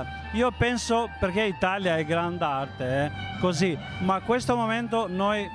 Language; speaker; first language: Italian; non-native, fluent; Albanian